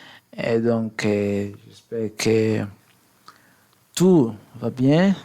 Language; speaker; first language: French; non-native, learner; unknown